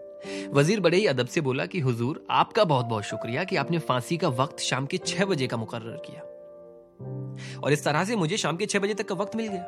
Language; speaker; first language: Hindi; native; Hindi